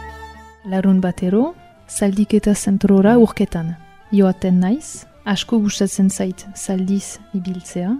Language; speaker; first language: Basque; non-native, learner; French